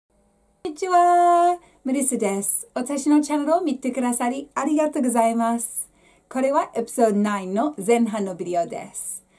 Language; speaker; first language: Japanese; non-native, fluent; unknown